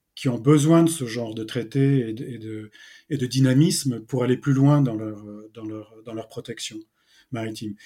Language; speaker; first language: French; native; French